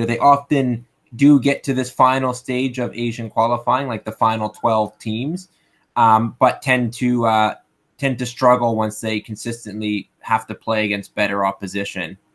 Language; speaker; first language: English; native; English